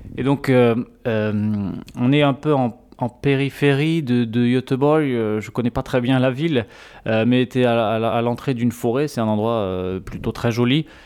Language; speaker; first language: French; native; French